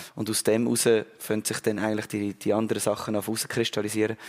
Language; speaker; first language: German; native; German